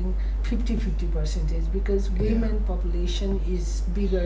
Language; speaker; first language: English; non-native, local second language; Nepali